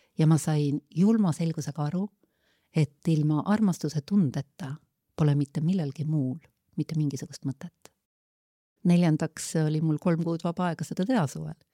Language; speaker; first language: Estonian; native; Estonian